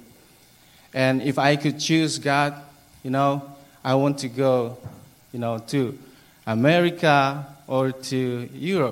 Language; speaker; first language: English; non-native, learner; Indonesian